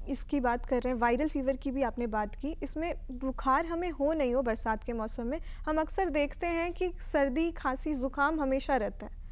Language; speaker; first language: Hindi; native; Hindi